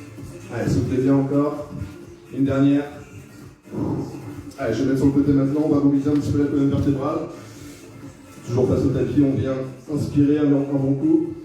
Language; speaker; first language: French; native; French